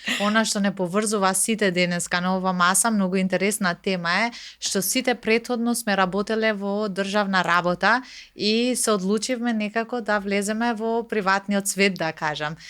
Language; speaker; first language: Macedonian; non-native, local second language; Albanian